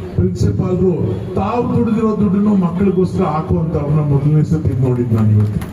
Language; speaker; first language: Kannada; native; Kannada